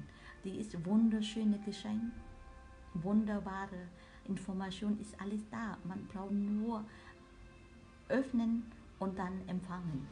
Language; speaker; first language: German; non-native, learner; Vietnamese